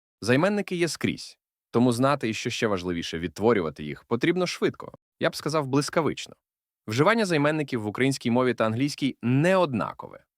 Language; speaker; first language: Ukrainian; native; Ukrainian